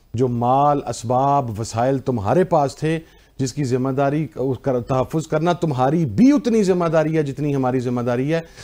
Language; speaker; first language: Urdu; non-native, local second language; Punjabi